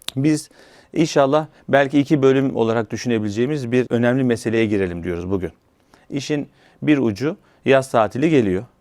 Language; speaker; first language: Turkish; native; Turkish